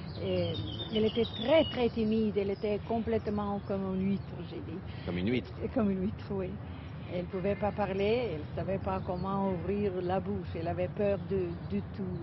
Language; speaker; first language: French; non-native, fluent; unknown